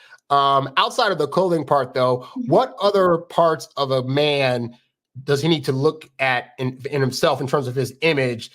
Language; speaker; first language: English; native; English